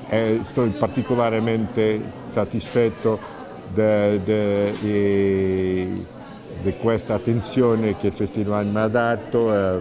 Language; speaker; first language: Italian; non-native, learner; Portuguese